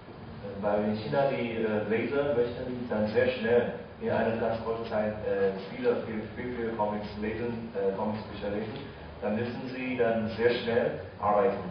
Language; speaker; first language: German; non-native, fluent; Chinese